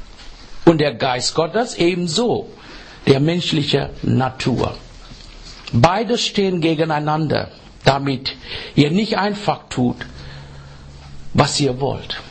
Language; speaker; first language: German; non-native, fluent; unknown